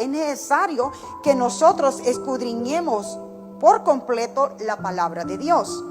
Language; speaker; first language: Spanish; native; Spanish